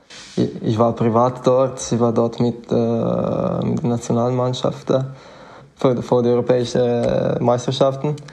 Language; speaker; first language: German; non-native, fluent; Italian